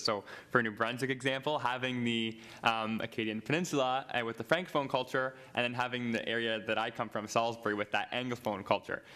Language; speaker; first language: English; native; English